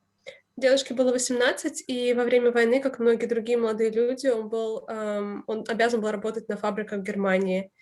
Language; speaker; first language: Russian; native; Russian